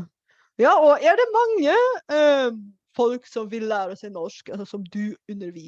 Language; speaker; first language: Norwegian; non-native, fluent; Bulgarian